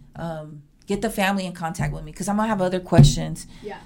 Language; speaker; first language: English; native; English